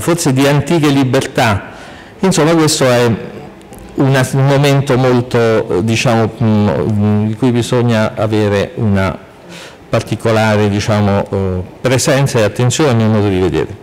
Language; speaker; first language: Italian; native; Italian